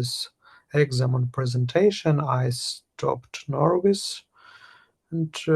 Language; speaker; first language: English; non-native, learner; Russian